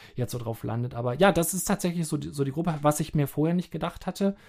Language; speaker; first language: German; native; German